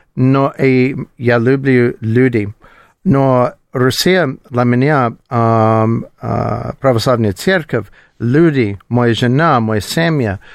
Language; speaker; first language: Russian; non-native, learner; English